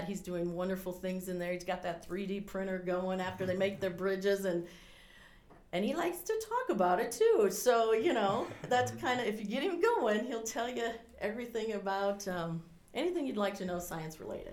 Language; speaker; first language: English; native; English